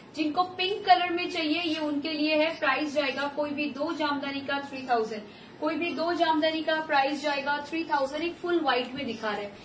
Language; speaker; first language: Hindi; non-native, local second language; Bangla